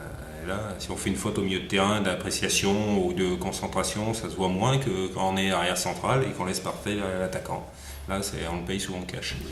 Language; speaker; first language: French; native; French